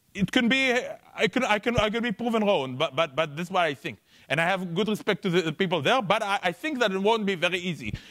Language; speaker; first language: English; non-native, fluent; Hebrew